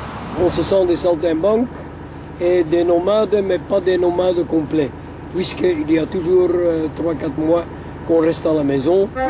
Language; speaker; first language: French; non-native, local second language; Dutch